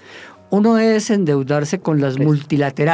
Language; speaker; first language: Spanish; native; Spanish